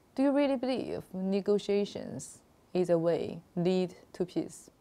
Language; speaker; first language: English; non-native, fluent; Chinese